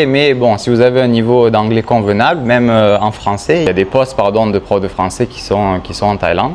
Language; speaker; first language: French; native; French